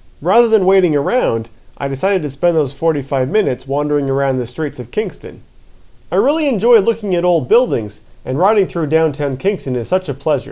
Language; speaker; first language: English; native; English